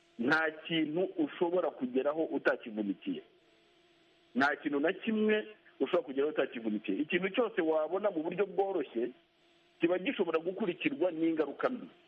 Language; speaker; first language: Kinyarwanda; native; Kinyarwanda